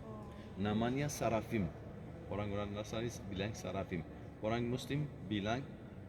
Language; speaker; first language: Indonesian; non-native, learner; Turkish